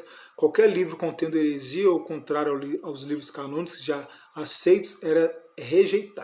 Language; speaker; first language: Portuguese; native; Portuguese